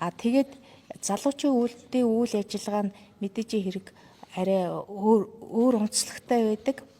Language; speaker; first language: Mongolian; non-native, fluent; Russian